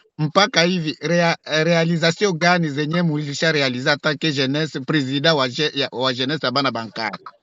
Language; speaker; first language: Swahili; native; Swahili